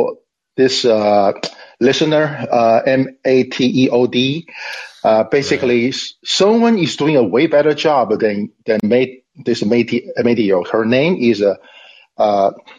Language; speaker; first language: English; non-native, fluent; Chinese